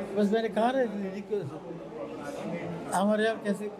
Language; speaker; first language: Hindi; non-native, local second language; Marathi